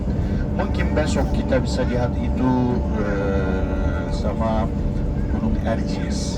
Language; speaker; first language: Indonesian; non-native, fluent; Turkish